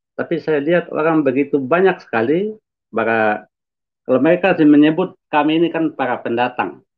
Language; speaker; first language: Indonesian; non-native, local second language; Minangkabau